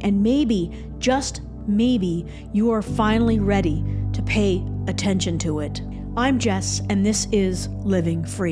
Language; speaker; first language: English; native; English